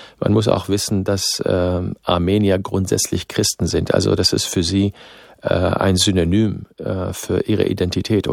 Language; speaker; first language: German; non-native, fluent; Arabic